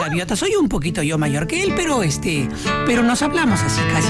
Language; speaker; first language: Spanish; native; Spanish